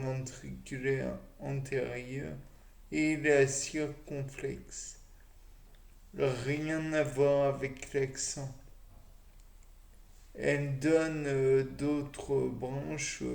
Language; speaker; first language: French; native; French